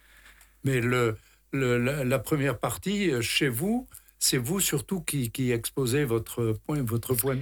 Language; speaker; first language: French; native; French